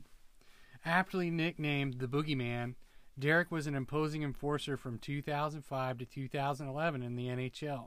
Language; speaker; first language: English; native; English